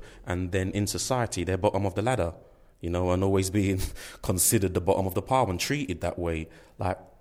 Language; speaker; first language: English; native; English